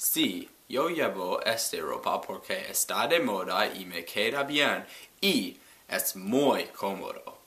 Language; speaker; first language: Spanish; non-native, learner; English